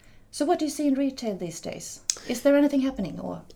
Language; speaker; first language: English; non-native, fluent; Swedish